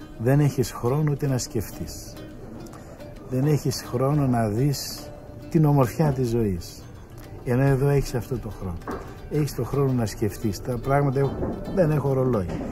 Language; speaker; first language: Greek; non-native, local second language; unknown